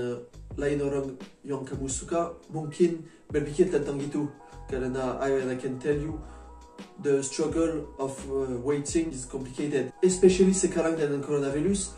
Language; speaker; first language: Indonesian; non-native, learner; French